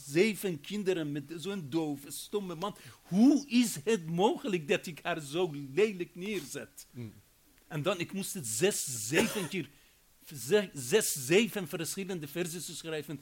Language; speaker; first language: Dutch; non-native, fluent; Persian